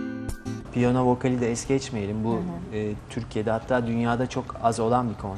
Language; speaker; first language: Turkish; native; Turkish